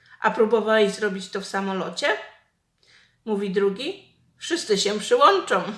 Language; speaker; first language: Polish; native; Polish